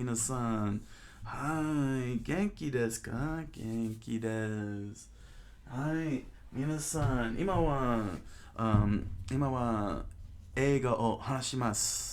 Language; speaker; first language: Japanese; non-native, learner; English